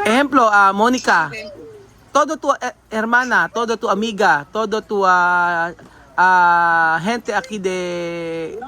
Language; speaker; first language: Spanish; non-native, learner; Filipino